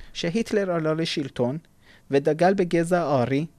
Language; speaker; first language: Hebrew; non-native, fluent; Persian